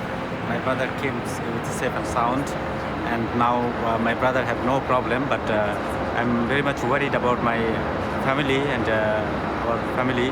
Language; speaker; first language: English; non-native, learner; Bangla